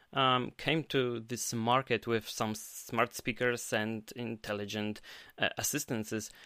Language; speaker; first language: English; non-native, fluent; Polish